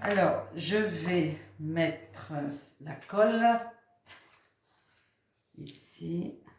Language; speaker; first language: French; native; French